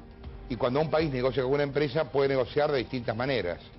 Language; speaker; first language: Spanish; native; Spanish